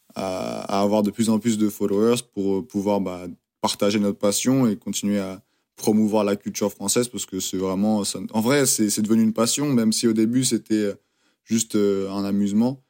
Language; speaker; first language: French; native; French